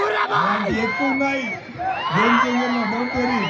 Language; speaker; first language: Telugu; non-native, learner; Tamil